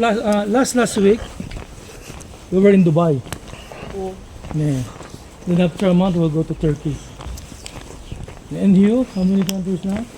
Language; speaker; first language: English; non-native, local second language; Filipino